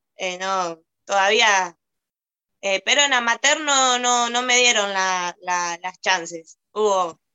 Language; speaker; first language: Spanish; native; Spanish